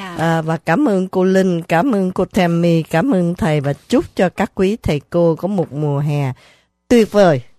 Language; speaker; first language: Vietnamese; native; Vietnamese